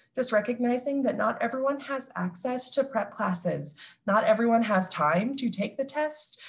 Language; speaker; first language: English; native; English